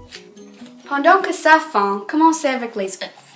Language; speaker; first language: French; non-native, learner; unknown